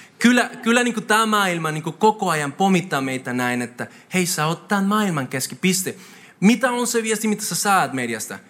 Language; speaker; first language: Finnish; non-native, fluent; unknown